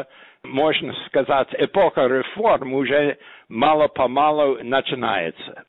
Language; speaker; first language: Russian; non-native, fluent; English